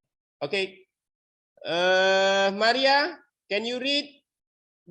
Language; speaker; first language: English; non-native, learner; Indonesian